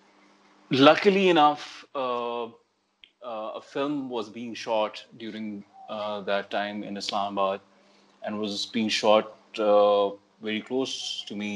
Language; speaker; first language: English; non-native, local second language; Urdu